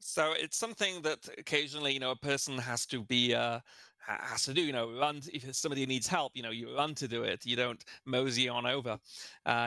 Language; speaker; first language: English; native; English